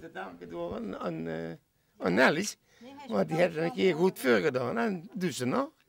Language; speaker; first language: Dutch; native; Dutch